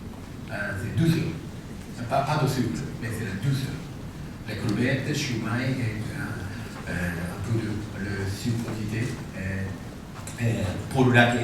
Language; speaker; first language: French; non-native, fluent; Japanese